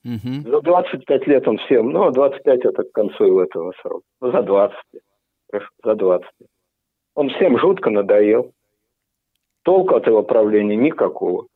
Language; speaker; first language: Russian; native; Russian